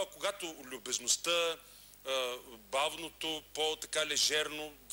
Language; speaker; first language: Bulgarian; native; Bulgarian